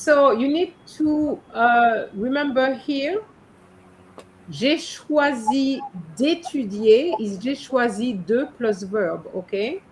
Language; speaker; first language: French; non-native, fluent; English